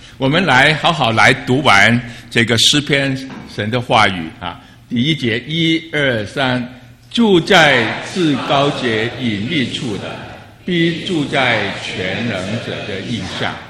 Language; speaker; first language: Chinese; non-native, local second language; Cantonese